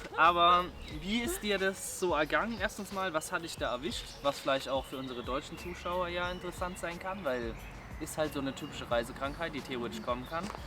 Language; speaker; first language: German; native; German